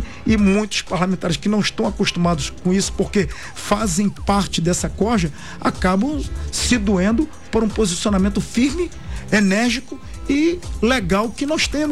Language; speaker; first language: Portuguese; native; Portuguese